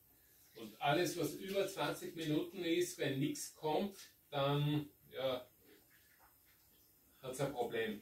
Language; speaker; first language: German; native; German